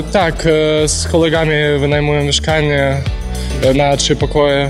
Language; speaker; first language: Polish; non-native, learner; Ukrainian